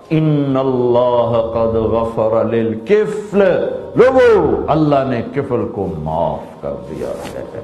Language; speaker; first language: Urdu; non-native, local second language; Punjabi